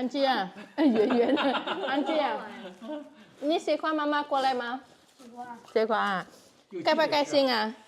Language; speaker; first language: Chinese; non-native, learner; Indonesian